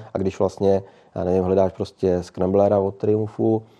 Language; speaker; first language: Czech; native; Czech